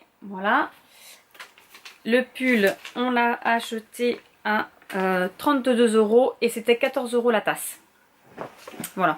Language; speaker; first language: French; native; French